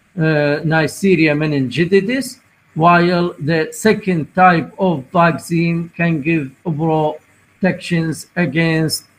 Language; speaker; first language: English; non-native, fluent; Arabic